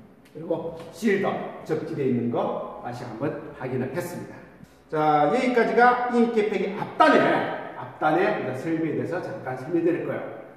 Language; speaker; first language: Korean; native; Korean